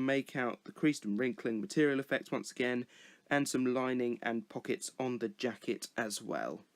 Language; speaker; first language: English; native; English